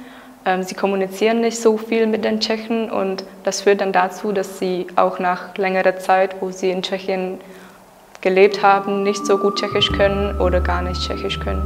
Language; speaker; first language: German; non-native, fluent; Czech